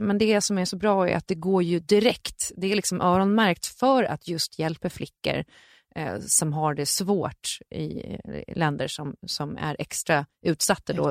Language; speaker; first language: Swedish; native; Swedish